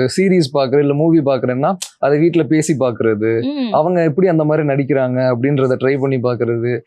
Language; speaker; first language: Tamil; native; Tamil